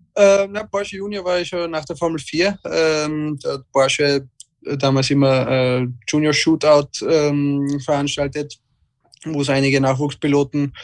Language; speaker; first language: German; native; German